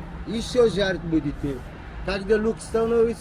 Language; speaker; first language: Russian; non-native, learner; Uzbek